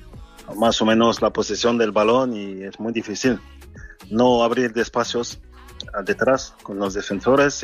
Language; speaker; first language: Spanish; non-native, fluent; French